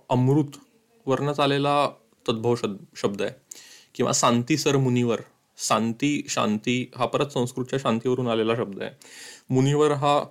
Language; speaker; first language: Marathi; early bilingual, heritage; Marathi